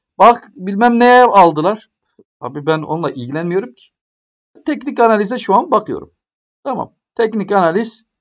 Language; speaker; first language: Turkish; native; Turkish